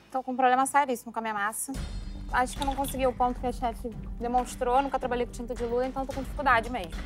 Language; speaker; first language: Portuguese; native; Portuguese